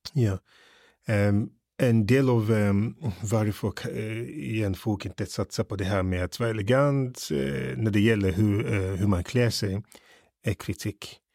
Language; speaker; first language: Swedish; early bilingual, other home language; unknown